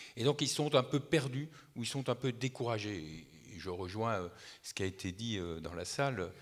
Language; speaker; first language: French; native; French